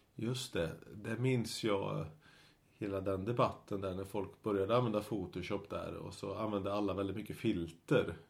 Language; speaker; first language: Swedish; native; Swedish